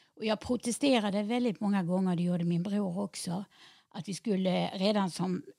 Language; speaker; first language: Swedish; native; Swedish